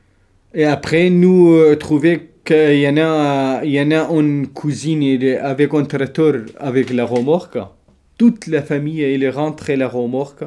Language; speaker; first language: French; non-native, learner; Kurdish